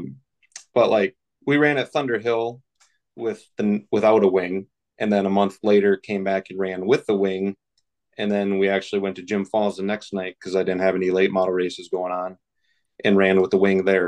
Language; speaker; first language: English; native; English